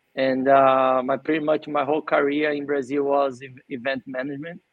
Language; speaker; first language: English; non-native, fluent; Portuguese